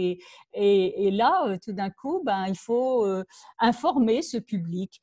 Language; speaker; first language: French; native; French